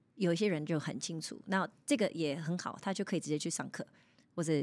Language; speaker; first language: Chinese; early bilingual, heritage; Chinese